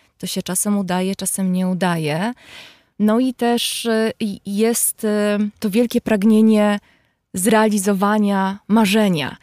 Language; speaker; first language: Polish; native; Polish